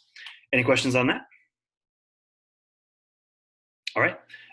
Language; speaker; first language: English; native; English